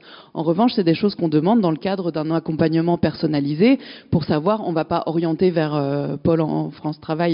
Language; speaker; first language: French; native; French